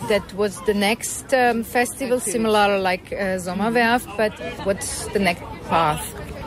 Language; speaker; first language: English; non-native, fluent; German